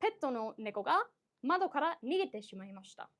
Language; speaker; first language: Japanese; non-native, fluent; English